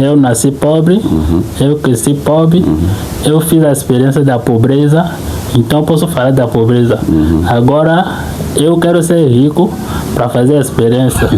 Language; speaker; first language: Portuguese; non-native, fluent; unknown